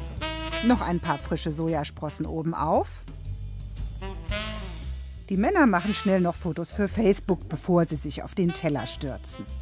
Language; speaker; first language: German; native; German